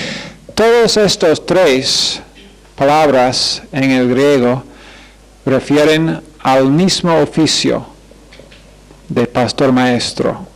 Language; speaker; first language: Spanish; non-native, fluent; English